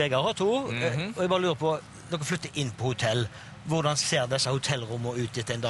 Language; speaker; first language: Norwegian; native; Norwegian